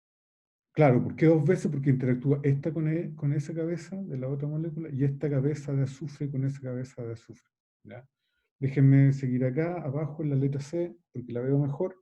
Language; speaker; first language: Spanish; native; Spanish